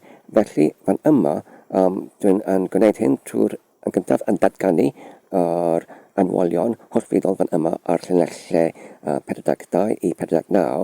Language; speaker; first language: Welsh; non-native, learner; English